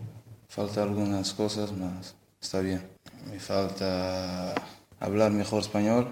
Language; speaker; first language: Spanish; non-native, learner; Portuguese